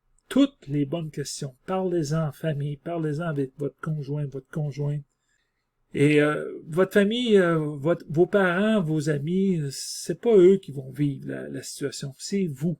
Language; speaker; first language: French; native; French